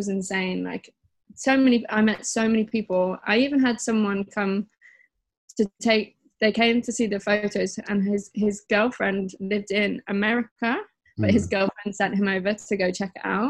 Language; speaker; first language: English; native; English